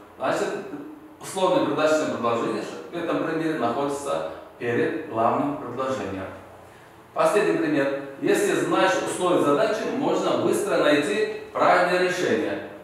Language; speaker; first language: Russian; non-native, local second language; Uzbek